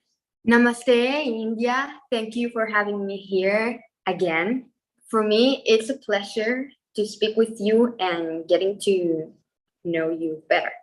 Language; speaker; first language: English; non-native, fluent; Spanish